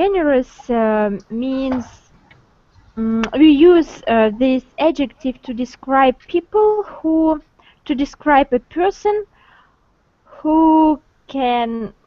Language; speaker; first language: English; non-native, learner; Russian